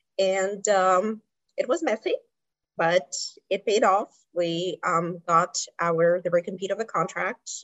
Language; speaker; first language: English; non-native, fluent; Russian